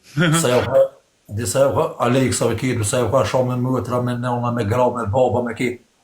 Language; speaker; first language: Albanian; native; Albanian